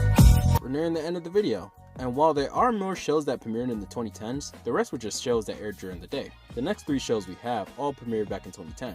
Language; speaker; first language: English; native; English